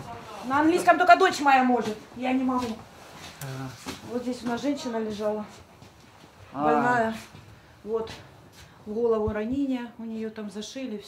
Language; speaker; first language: Russian; native; Russian